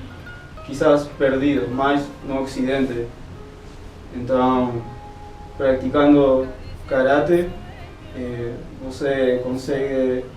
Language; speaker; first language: Portuguese; non-native, fluent; Spanish